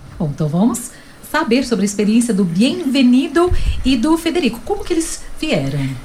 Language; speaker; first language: Portuguese; native; Portuguese